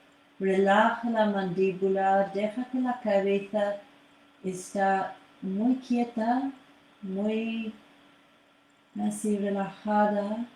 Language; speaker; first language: Spanish; non-native, fluent; English